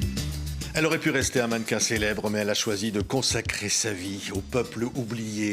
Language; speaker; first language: French; native; French